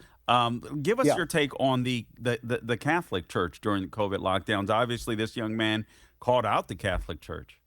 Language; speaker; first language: English; native; English